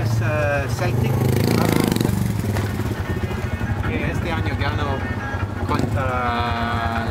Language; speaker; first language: Spanish; non-native, learner; English